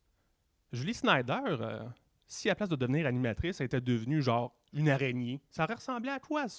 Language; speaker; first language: French; native; French